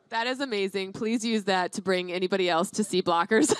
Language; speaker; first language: English; native; English